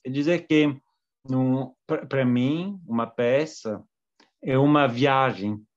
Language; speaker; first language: Portuguese; non-native, fluent; French